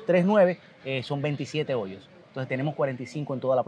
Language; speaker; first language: Spanish; native; Spanish